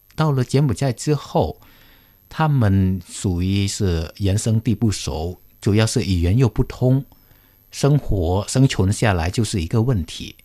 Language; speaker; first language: Chinese; early bilingual, heritage; Khmer